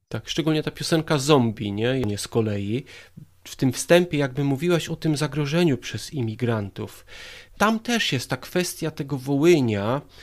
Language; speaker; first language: Polish; native; Polish